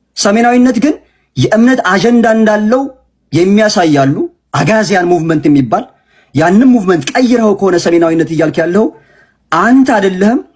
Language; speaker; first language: Amharic; native; Amharic